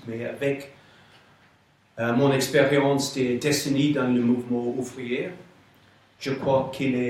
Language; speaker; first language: French; non-native, fluent; English